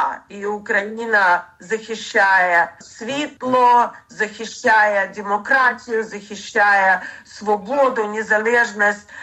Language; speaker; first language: Ukrainian; non-native, learner; Russian